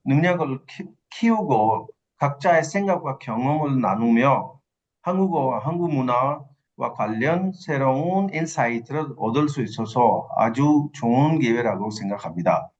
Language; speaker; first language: Korean; non-native, fluent; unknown